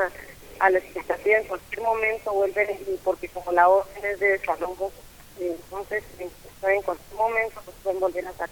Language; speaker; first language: Spanish; native; Spanish